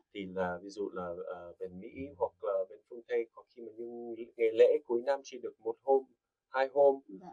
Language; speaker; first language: Vietnamese; non-native, fluent; English